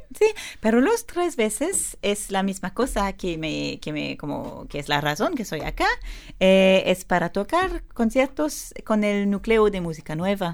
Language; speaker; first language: Spanish; non-native, learner; French